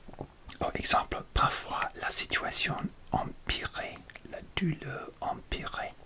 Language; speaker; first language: French; non-native, learner; English